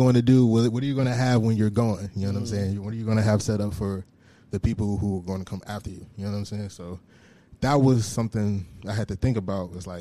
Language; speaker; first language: English; native; English